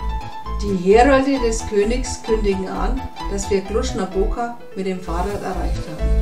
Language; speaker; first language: German; native; German